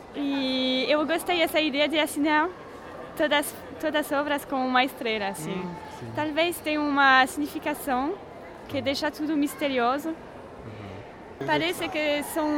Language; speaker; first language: Portuguese; non-native, learner; French